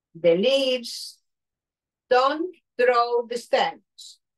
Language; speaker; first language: English; non-native, fluent; Spanish